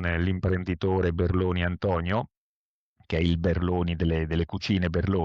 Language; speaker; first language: Italian; native; Italian